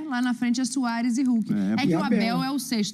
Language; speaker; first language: Portuguese; native; Portuguese